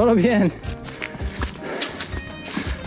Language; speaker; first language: Spanish; non-native, learner; English